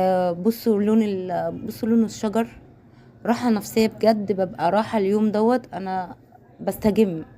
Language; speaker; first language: Arabic; native; Arabic